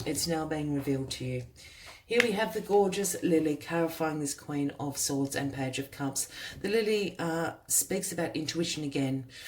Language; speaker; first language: English; native; English